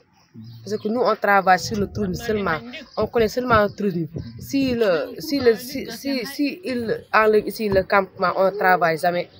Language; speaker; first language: French; non-native, learner; Wolof